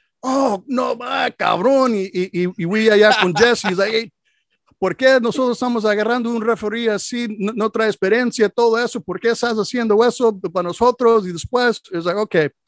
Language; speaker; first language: Spanish; non-native, learner; English